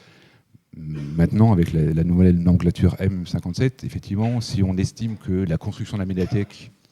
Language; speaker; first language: French; native; French